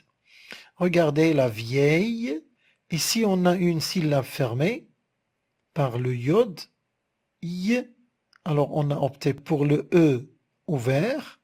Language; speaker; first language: French; non-native, local second language; Arabic